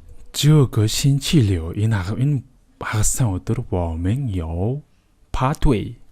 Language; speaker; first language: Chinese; non-native, learner; Mongolian